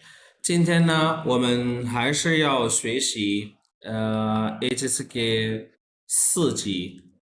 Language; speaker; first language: Chinese; non-native, fluent; Urdu